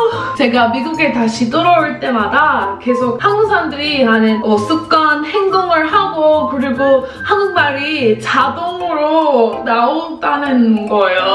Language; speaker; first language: Korean; non-native, fluent; English